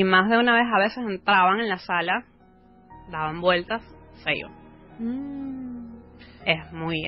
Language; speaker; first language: Spanish; native; Spanish